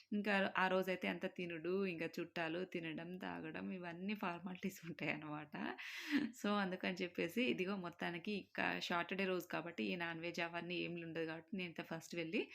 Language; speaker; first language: Telugu; non-native, local second language; Marwari